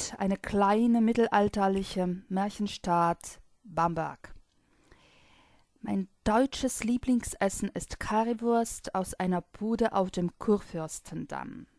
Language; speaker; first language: German; non-native, fluent; Russian